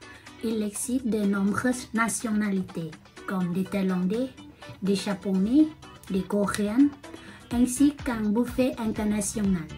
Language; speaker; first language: French; non-native, learner; Thai